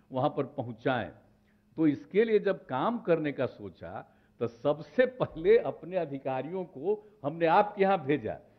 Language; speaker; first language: Hindi; native; Hindi